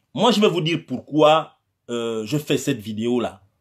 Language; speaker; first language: French; non-native, local second language; Fang